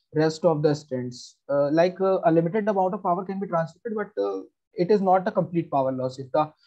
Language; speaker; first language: English; non-native, local second language; Hindi